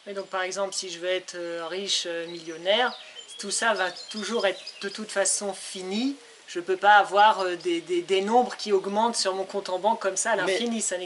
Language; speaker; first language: French; native; French